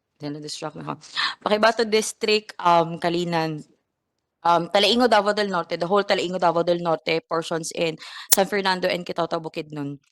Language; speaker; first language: Filipino; non-native, local second language; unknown